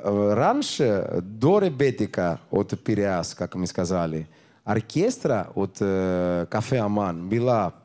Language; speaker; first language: Russian; non-native, learner; Greek